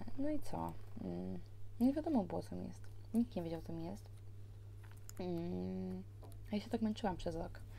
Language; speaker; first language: Polish; early bilingual, heritage; Polish